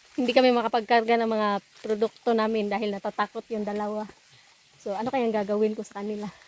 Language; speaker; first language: Filipino; non-native, local second language; Cebuano